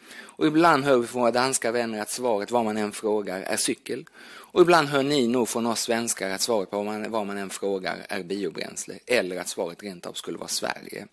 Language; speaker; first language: Swedish; native; Swedish